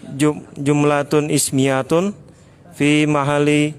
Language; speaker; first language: Arabic; non-native, learner; Indonesian